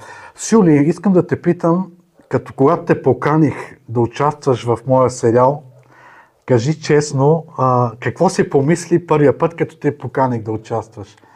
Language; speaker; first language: Bulgarian; native; Bulgarian